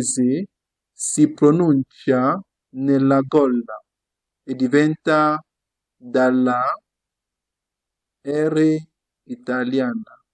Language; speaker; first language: Italian; non-native, fluent; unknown